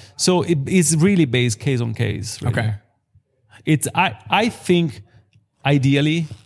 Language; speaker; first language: English; non-native, fluent; Italian